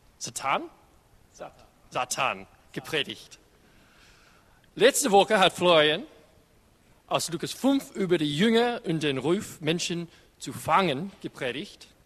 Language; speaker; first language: German; non-native, learner; English